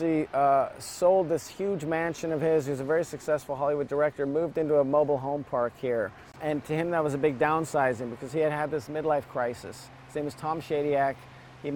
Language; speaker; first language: English; early bilingual, other home language; Serbian